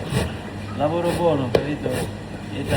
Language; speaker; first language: Italian; non-native, learner; Bangla